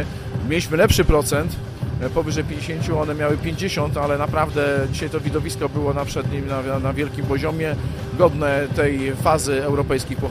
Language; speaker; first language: Polish; native; Polish